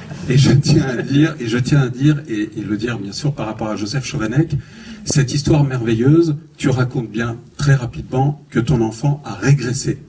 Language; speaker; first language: French; native; French